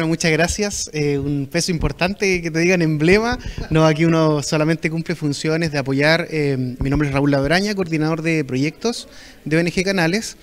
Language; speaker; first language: Spanish; native; Spanish